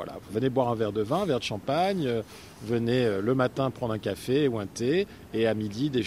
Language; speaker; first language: French; native; French